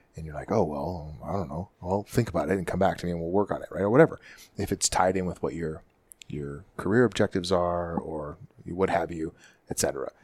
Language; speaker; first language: English; native; English